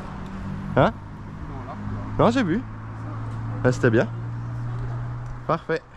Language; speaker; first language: French; native; French